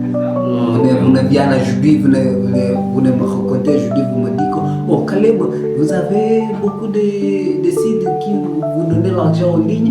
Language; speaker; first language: French; non-native, learner; Kalenjin